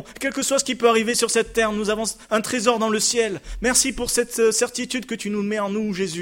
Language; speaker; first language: French; native; French